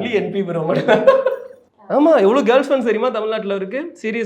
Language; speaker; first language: Tamil; native; Tamil